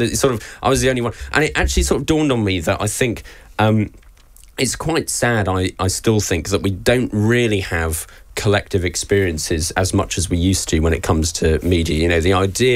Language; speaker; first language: English; native; English